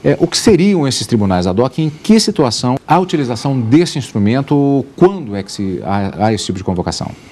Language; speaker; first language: Portuguese; native; Portuguese